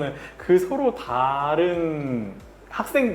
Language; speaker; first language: Korean; native; Korean